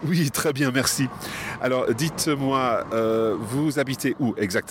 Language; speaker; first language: French; non-native, fluent; English